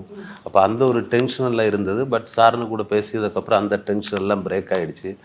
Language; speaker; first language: Tamil; non-native, learner; Malayalam